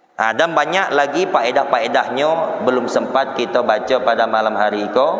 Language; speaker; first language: Malay; non-native, local second language; Banjar